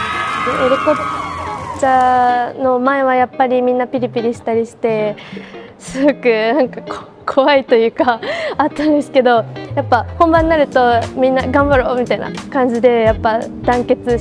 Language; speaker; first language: Japanese; native; Japanese